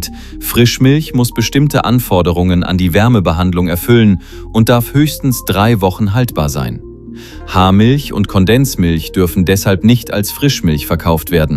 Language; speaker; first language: German; native; German